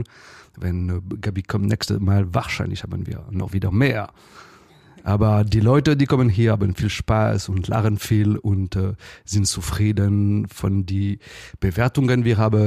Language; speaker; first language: German; non-native, fluent; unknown